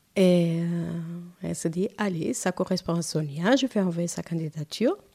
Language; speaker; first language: French; non-native, fluent; Portuguese